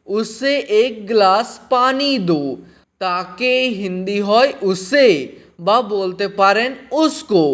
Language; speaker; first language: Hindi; non-native, local second language; Bangla